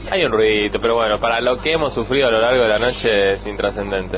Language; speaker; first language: Spanish; native; Spanish